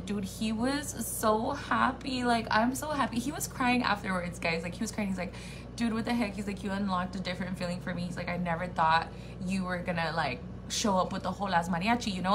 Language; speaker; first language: English; early bilingual, other home language; Spanish